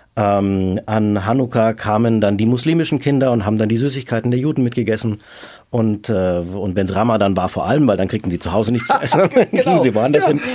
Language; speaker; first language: German; native; German